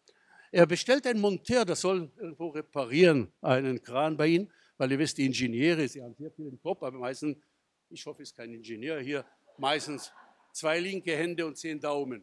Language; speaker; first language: German; non-native, fluent; Hebrew